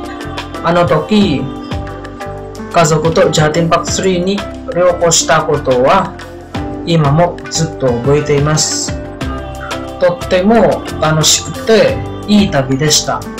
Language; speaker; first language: Japanese; non-native, learner; Indonesian